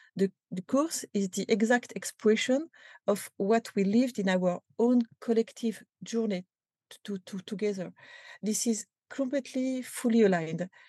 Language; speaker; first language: English; non-native, fluent; French